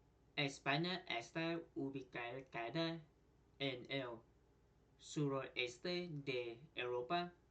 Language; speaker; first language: Spanish; non-native, learner; Vietnamese